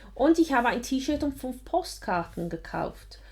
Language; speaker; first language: German; non-native, fluent; English